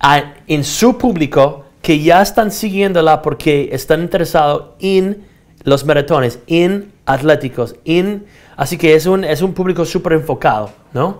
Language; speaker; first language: Spanish; non-native, fluent; English